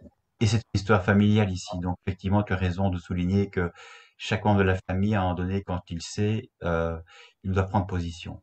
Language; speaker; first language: French; native; French